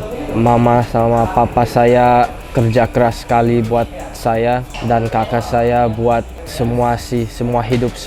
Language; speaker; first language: Indonesian; early bilingual, heritage; English